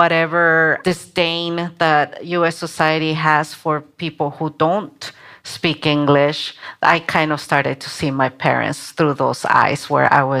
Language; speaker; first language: English; non-native, local second language; Spanish